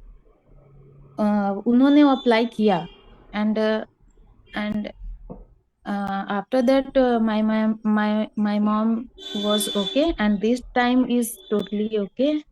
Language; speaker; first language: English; non-native, learner; Hindi